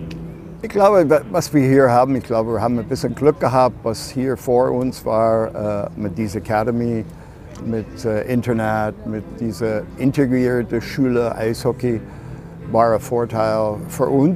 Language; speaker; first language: German; non-native, fluent; English